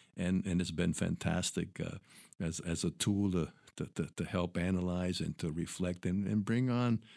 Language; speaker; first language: English; early bilingual, other home language; Spanish